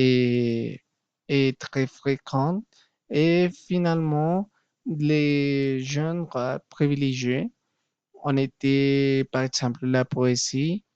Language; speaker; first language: French; non-native, learner; Spanish